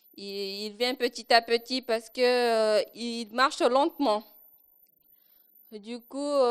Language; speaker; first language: French; non-native, local second language; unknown